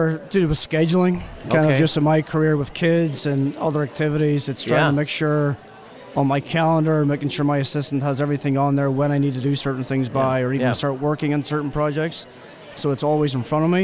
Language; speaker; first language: English; native; English